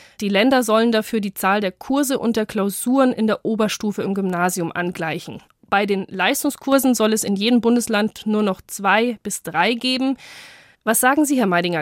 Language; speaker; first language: German; native; German